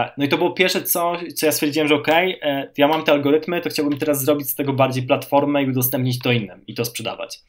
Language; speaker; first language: Polish; native; Polish